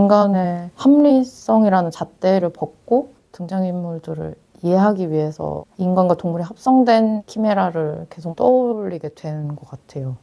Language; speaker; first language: Korean; native; Korean